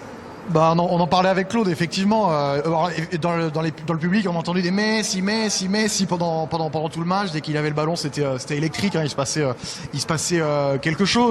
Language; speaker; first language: French; native; French